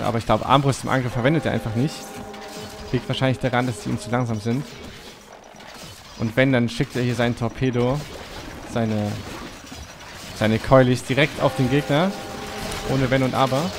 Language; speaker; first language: German; native; German